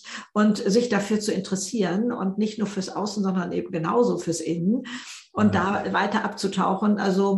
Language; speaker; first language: German; native; German